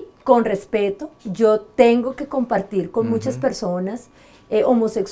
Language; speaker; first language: Spanish; native; Spanish